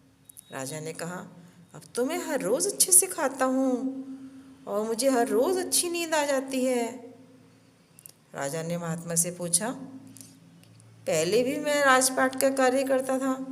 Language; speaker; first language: Hindi; native; Hindi